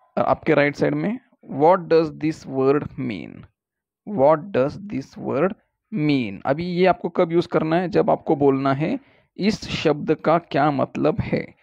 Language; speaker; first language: Hindi; native; Hindi